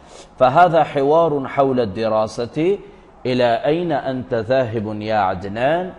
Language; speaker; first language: Arabic; non-native, fluent; Urdu